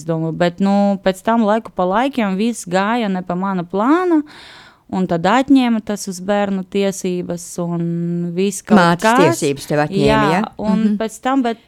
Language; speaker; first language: Latvian; non-native, local second language; Russian